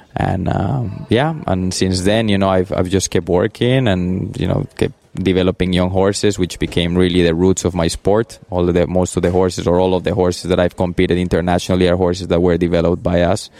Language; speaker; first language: English; early bilingual, other home language; Spanish